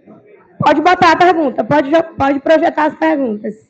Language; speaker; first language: Portuguese; native; Portuguese